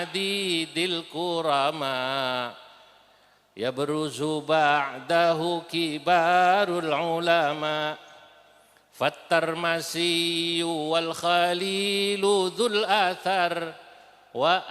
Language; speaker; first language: Arabic; non-native, fluent; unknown